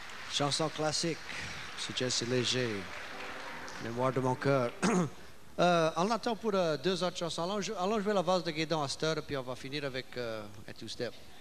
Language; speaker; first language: French; early bilingual, heritage; French